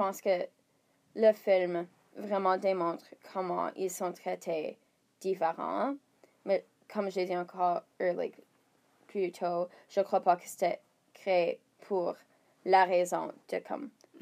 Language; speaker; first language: French; non-native, learner; English